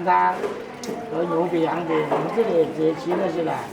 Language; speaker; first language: Chinese; native; Chinese